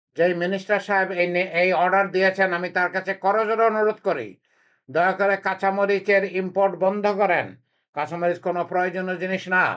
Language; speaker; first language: Bangla; native; Bangla